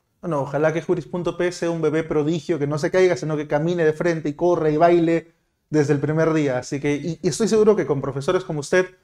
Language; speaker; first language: Spanish; native; Spanish